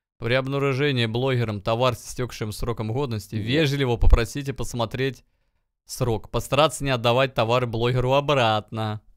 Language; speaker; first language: Russian; native; Russian